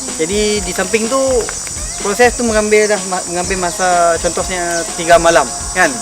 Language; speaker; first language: Malay; non-native, local second language; Thai